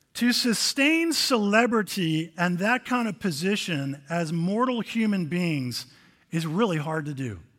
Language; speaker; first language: English; native; English